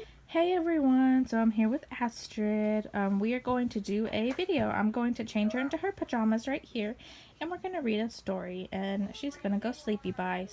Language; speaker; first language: English; native; English